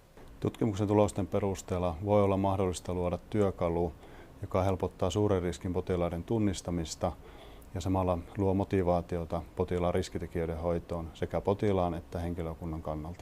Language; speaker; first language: Finnish; native; Finnish